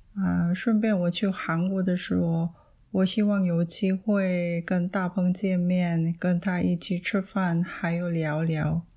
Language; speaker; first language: Chinese; non-native, learner; Korean